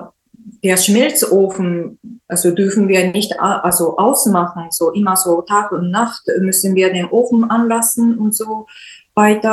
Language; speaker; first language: German; non-native, learner; Japanese